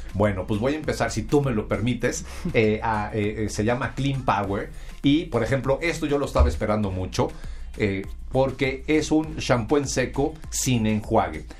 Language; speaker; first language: Spanish; native; Spanish